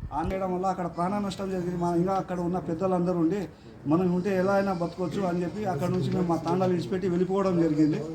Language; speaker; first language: Telugu; non-native, local second language; Lambadi